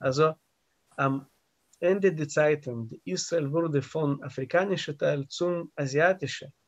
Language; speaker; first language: German; non-native, learner; Russian